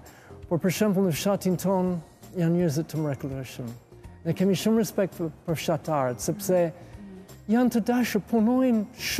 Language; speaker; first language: Albanian; non-native, learner; English